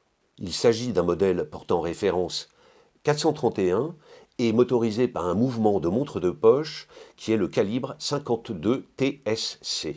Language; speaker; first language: French; native; French